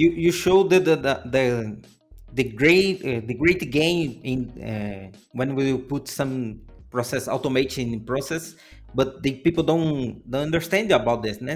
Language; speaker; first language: English; non-native, learner; Portuguese